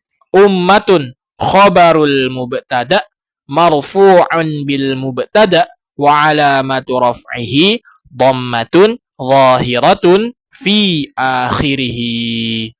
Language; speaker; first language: Arabic; non-native, fluent; Indonesian